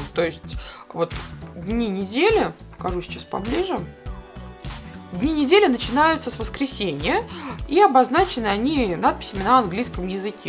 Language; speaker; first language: Russian; native; Russian